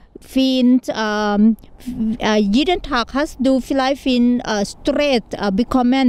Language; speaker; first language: German; non-native, learner; Thai